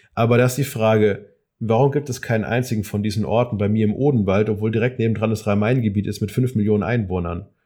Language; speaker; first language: German; native; German